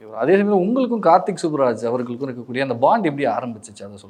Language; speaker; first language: Tamil; native; Tamil